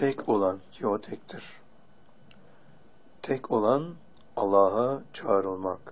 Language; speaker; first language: Turkish; native; Turkish